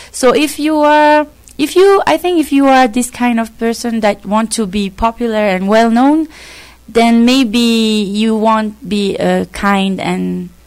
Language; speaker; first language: English; non-native, fluent; French